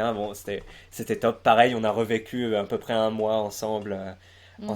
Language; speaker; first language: French; native; French